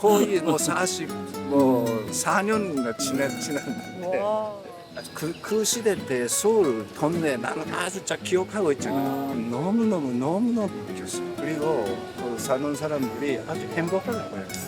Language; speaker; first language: Korean; non-native, fluent; Japanese